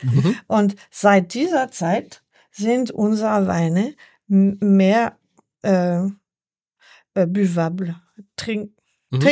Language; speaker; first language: German; non-native, learner; French